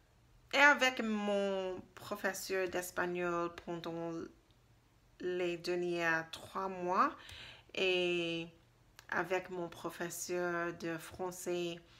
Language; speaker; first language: French; non-native, learner; English